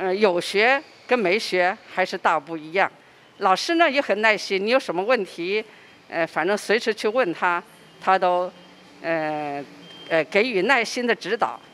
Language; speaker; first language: Chinese; native; Chinese